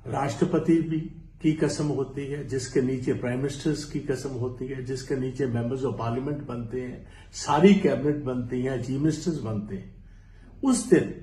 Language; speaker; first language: Hindi; non-native, local second language; Punjabi